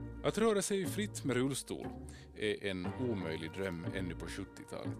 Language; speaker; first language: Swedish; native; Swedish